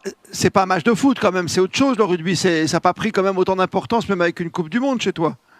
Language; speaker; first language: French; native; French